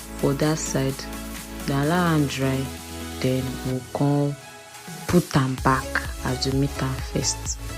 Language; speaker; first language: Nigerian Pidgin; native; Nigerian Pidgin